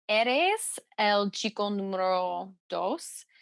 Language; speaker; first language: Spanish; non-native, learner; English